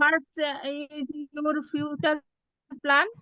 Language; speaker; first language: English; non-native, learner; Bangla